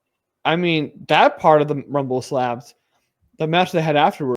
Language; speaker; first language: English; native; English